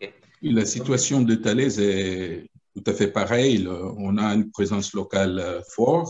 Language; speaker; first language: French; non-native, fluent; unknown